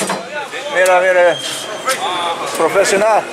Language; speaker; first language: Spanish; non-native, learner; English